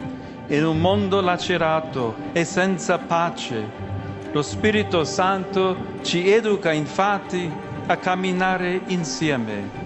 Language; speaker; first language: Italian; non-native, fluent; English